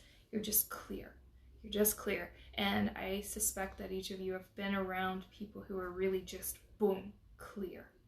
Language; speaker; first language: English; native; English